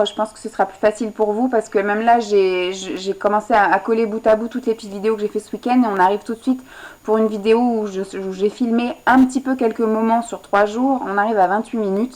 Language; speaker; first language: French; native; French